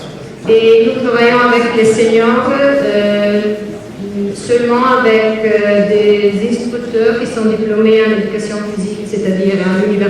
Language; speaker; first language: French; non-native, learner; Italian